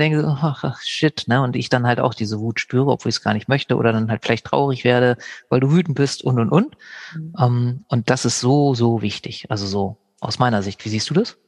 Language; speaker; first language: German; native; German